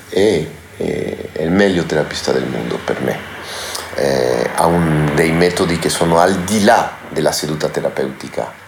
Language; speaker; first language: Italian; non-native, learner; Spanish